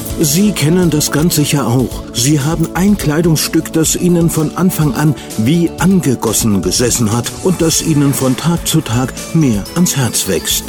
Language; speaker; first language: German; native; German